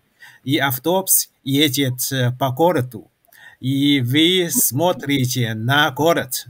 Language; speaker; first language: Russian; non-native, fluent; Chinese